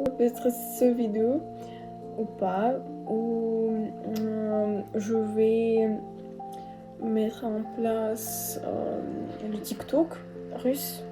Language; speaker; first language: French; non-native, learner; Russian